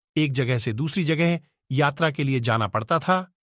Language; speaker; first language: Hindi; native; Hindi